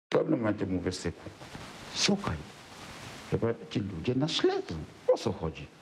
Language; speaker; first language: Polish; non-native, fluent; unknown